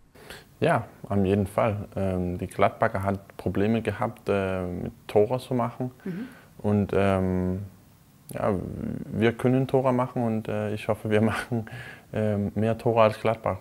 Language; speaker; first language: German; non-native, fluent; Danish